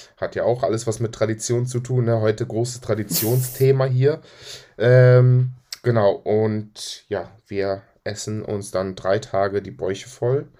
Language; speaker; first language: German; early bilingual, other home language; Greek